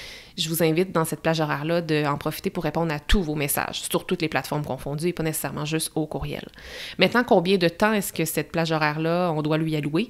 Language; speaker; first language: French; native; French